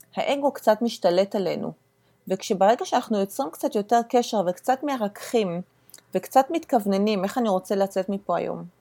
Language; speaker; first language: Hebrew; native; Hebrew